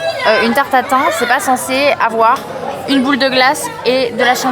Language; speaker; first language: French; native; French